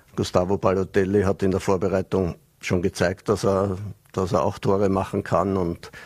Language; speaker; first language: German; native; German